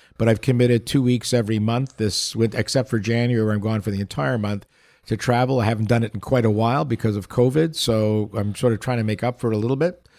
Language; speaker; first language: English; early bilingual, other home language; Yiddish